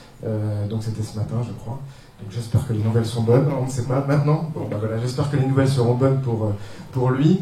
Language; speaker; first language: French; native; French